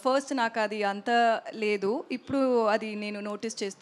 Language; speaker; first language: Telugu; non-native, learner; Tamil